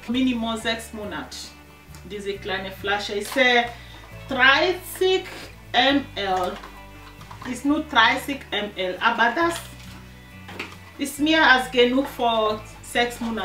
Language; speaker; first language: German; non-native, learner; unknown